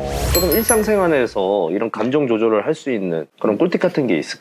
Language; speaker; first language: Korean; native; Korean